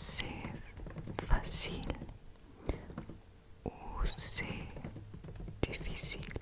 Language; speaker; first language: French; non-native, learner; English